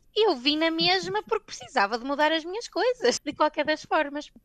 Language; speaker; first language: Portuguese; native; Portuguese